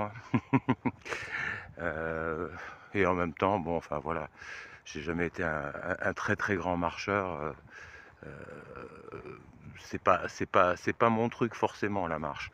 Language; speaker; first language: French; native; French